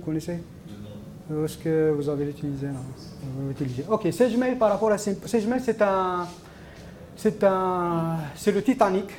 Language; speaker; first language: French; non-native, local second language; Arabic